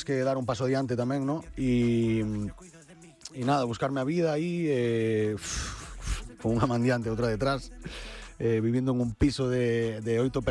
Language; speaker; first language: Galician; native; Galician